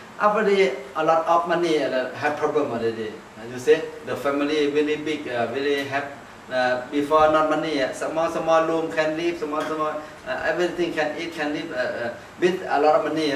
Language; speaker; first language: English; non-native, learner; Thai